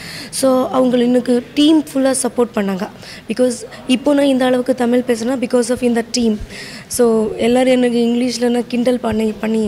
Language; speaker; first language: Tamil; non-native, local second language; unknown